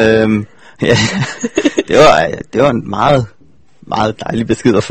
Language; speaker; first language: Danish; native; Danish